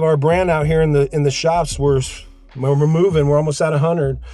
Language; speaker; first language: English; native; English